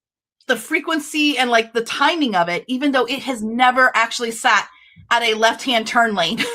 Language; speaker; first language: English; native; English